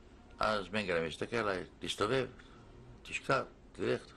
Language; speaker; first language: Hebrew; non-native, fluent; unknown